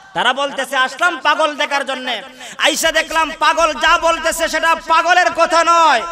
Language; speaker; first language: Bangla; non-native, local second language; Sylheti